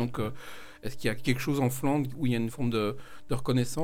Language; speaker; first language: French; native; French